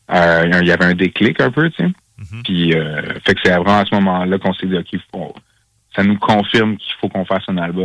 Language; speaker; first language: French; native; French